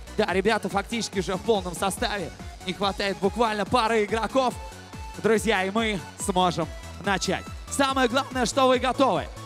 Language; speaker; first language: Russian; native; Russian